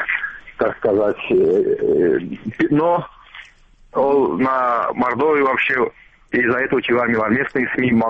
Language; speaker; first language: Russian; non-native, local second language; Tatar